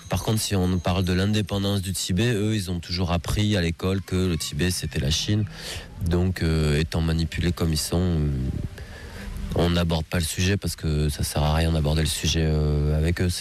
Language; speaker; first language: French; native; French